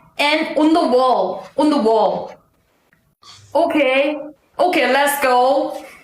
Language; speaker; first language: English; non-native, learner; Korean